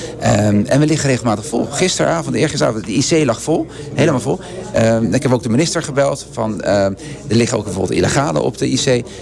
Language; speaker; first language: Dutch; non-native, local second language; Papiamento